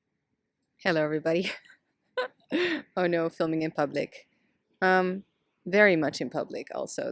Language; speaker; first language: English; non-native, fluent; Dutch